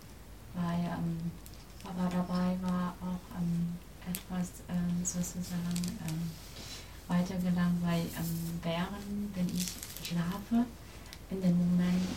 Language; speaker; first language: German; non-native, learner; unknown